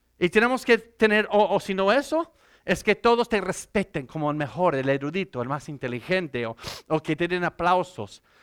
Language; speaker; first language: Spanish; non-native, fluent; English